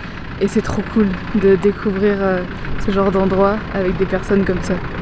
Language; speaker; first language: French; native; French